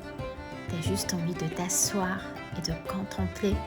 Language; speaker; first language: French; non-native, local second language; Arabic